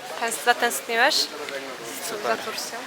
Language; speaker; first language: Polish; non-native, learner; Turkish